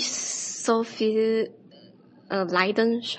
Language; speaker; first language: German; non-native, learner; Chinese